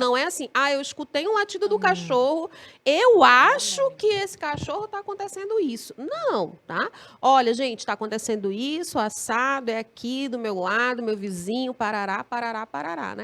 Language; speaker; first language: Portuguese; native; Portuguese